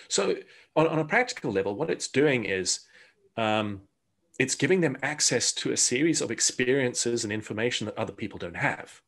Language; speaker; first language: English; native; English